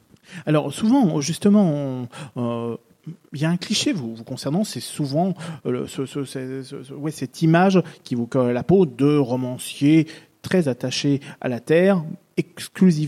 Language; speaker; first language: French; native; French